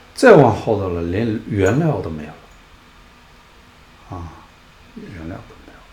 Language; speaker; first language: Chinese; non-native, local second language; Tibetan